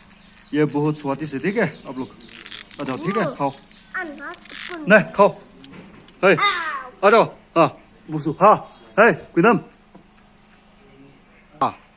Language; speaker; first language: Hindi; non-native, local second language; Tangkhul Naga (India)